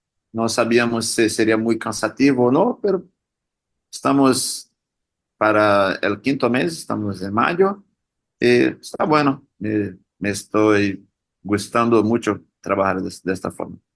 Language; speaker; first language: Spanish; non-native, learner; Portuguese